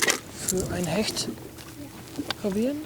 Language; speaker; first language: German; non-native, learner; Dutch